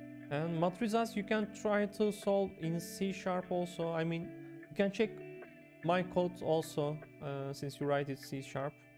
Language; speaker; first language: English; non-native, fluent; Turkish